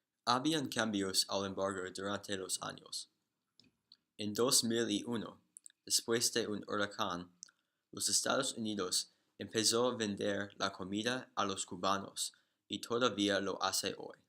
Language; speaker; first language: Spanish; non-native, learner; English